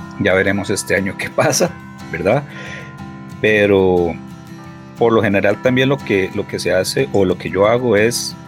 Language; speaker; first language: Spanish; native; Spanish